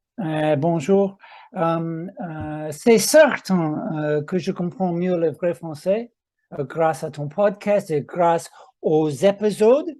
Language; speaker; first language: French; non-native, fluent; English